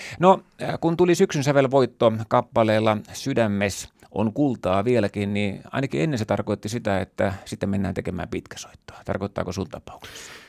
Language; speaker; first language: Finnish; native; Finnish